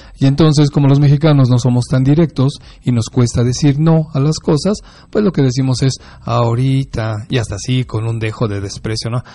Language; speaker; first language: Spanish; native; Spanish